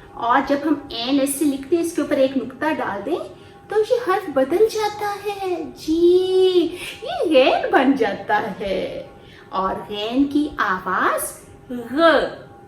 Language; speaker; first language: Urdu; non-native, local second language; Punjabi